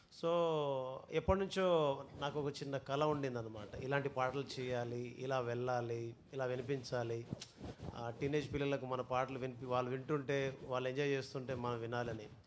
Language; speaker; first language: Telugu; native; Telugu